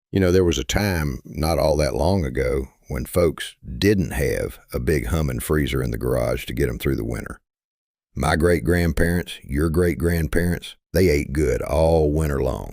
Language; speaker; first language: English; native; English